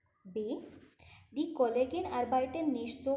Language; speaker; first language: German; non-native, fluent; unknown